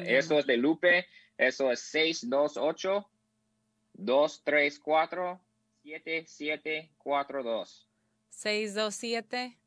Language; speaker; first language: Spanish; non-native, learner; English